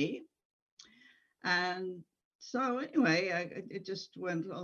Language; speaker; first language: English; native; English